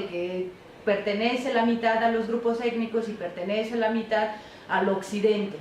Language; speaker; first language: Spanish; non-native, local second language; Zapotec